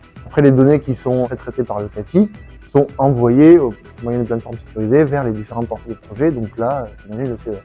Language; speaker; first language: French; native; French